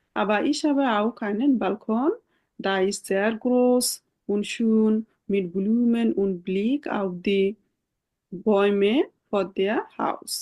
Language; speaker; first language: German; non-native, fluent; Bangla